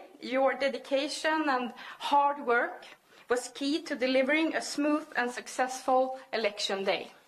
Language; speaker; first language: English; non-native, fluent; Swedish